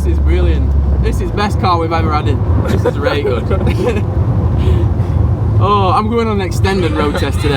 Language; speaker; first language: English; native; English